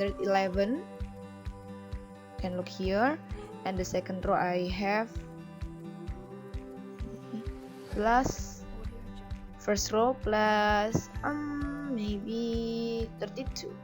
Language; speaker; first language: English; non-native, learner; Indonesian